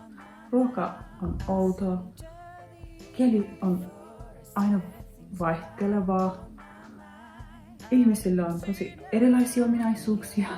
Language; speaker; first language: Finnish; non-native, fluent; Turkish